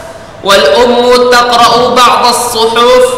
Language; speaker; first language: Arabic; non-native, fluent; Indonesian